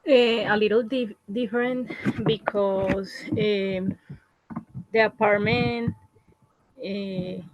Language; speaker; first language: English; non-native, learner; Spanish